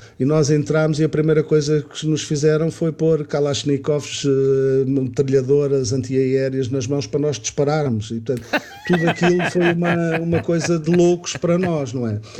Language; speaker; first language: Portuguese; native; Portuguese